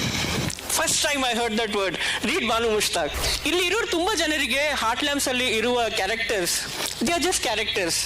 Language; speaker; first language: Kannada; non-native, local second language; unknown